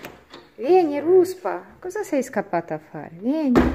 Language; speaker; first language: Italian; non-native, fluent; Russian